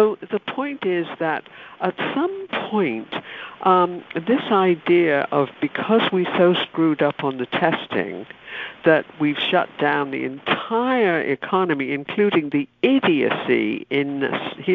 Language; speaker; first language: English; native; English